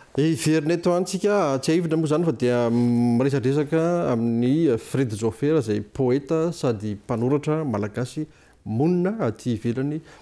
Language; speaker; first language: Malagasy; native; Malagasy